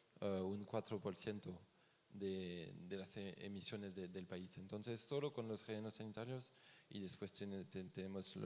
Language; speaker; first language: Spanish; non-native, fluent; French